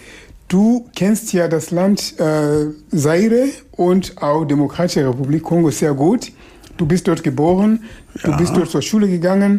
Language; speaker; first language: German; non-native, fluent; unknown